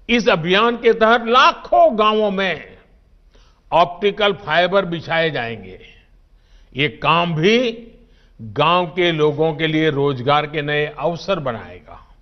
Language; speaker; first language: Hindi; non-native, local second language; Gujarati